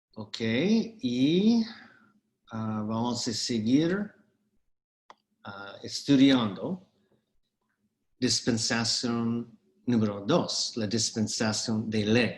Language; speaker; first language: Spanish; non-native, fluent; English